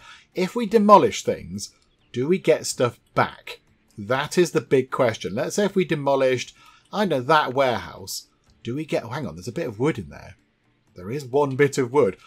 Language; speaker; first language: English; native; English